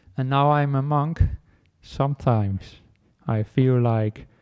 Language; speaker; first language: English; non-native, fluent; Dutch